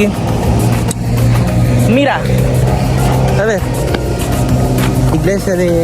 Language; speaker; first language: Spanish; non-native, learner; Filipino